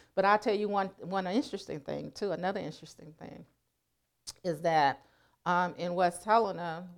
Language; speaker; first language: English; native; English